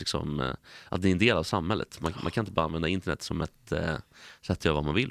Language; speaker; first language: Swedish; native; Swedish